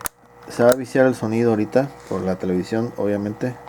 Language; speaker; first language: Spanish; native; Spanish